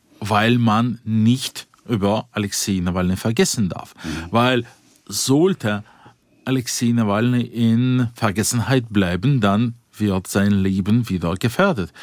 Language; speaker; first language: German; non-native, fluent; Russian